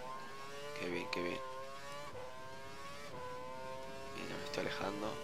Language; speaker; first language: Spanish; native; Spanish